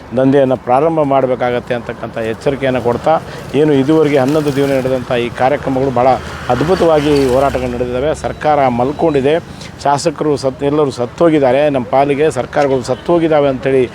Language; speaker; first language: Kannada; non-native, local second language; Lambadi